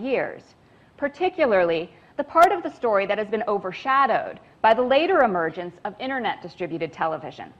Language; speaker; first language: English; native; English